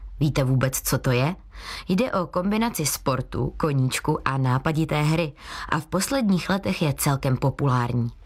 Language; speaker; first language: Czech; native; Czech